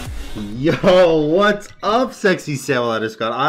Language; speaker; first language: English; native; English